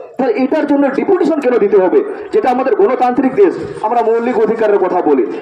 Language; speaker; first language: Bangla; non-native, local second language; Santali